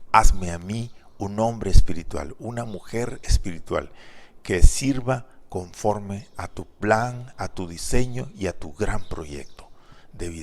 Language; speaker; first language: Spanish; native; Spanish